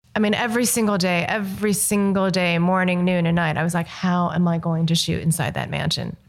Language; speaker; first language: English; early bilingual, other home language; Chinese